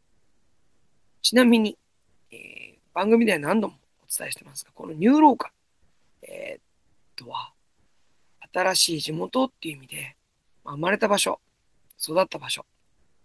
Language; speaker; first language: Japanese; native; Japanese